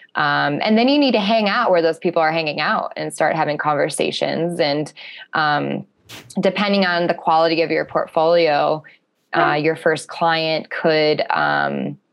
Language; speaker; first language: English; native; English